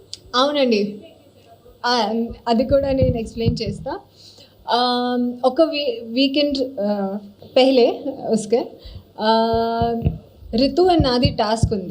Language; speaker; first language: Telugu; non-native, learner; Hindi